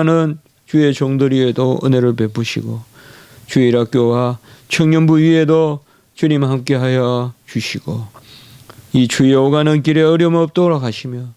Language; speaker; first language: Korean; native; Korean